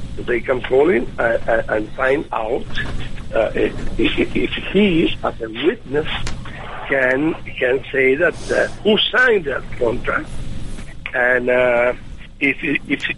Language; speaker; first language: English; non-native, fluent; Spanish